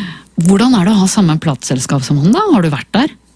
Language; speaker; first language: Norwegian; native; Norwegian